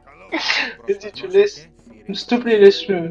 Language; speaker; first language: French; native; French